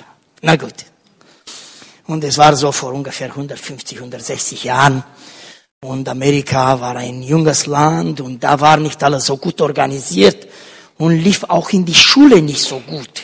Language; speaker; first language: German; non-native, fluent; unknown